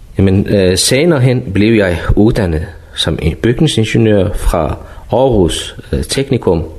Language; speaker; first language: Danish; non-native, fluent; Persian